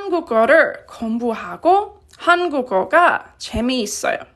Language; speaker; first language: Korean; non-native, fluent; English